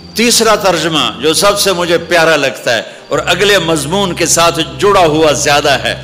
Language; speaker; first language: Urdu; non-native, local second language; Punjabi